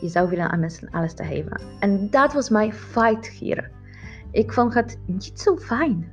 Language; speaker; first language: Dutch; non-native, learner; Polish